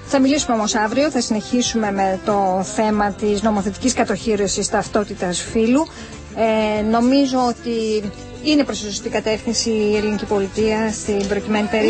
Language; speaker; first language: Greek; native; Greek